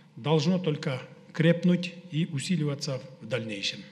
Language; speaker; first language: Russian; non-native, local second language; Kyrgyz